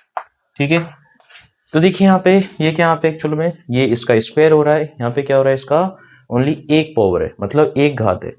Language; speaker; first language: Hindi; native; Hindi